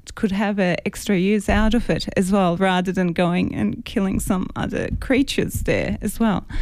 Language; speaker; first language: English; non-native, fluent; Greek